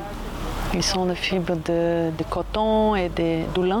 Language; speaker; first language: French; non-native, fluent; Portuguese